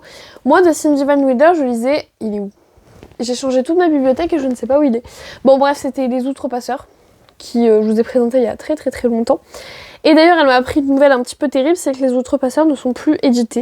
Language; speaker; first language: French; native; French